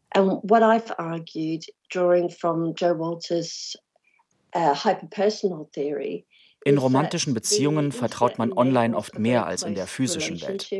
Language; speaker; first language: German; native; German